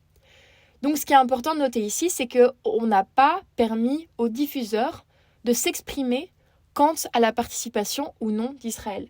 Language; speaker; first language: French; native; French